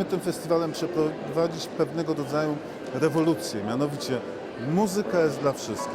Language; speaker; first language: Polish; native; Polish